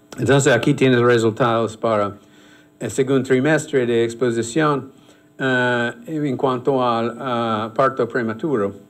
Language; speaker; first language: Spanish; non-native, fluent; English